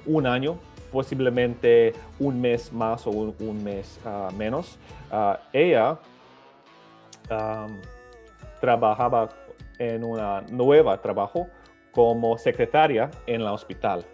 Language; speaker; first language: Spanish; early bilingual, other home language; Serbian